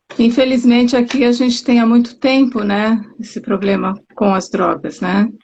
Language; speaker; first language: Portuguese; native; Portuguese